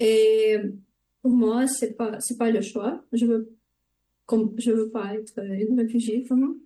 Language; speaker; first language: French; non-native, fluent; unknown